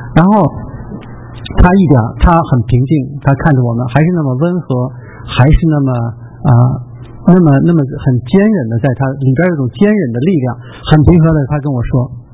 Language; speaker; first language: Chinese; native; Chinese